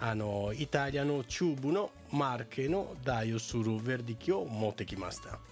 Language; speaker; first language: Japanese; non-native, fluent; Italian